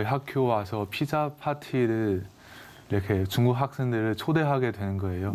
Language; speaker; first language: Korean; non-native, fluent; Chinese